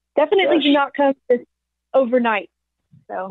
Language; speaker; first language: English; native; English